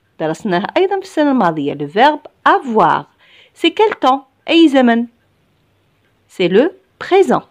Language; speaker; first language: French; non-native, local second language; Arabic